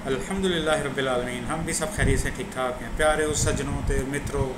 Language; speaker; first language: Urdu; non-native, local second language; Punjabi